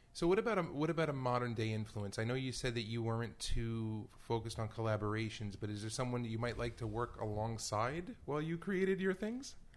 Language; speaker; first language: English; native; English